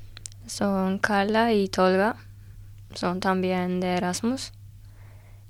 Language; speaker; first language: Spanish; non-native, learner; Turkish